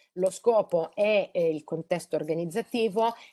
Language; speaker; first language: Italian; non-native, fluent; Greek